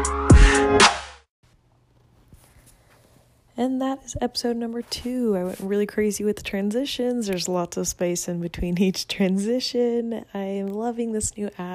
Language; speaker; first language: English; non-native, fluent; Spanish